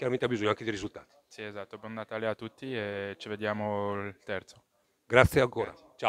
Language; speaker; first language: Italian; non-native, local second language; French